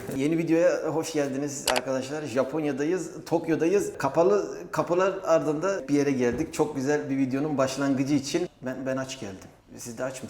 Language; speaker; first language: Turkish; native; Turkish